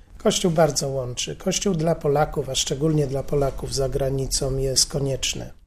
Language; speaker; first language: Polish; native; Polish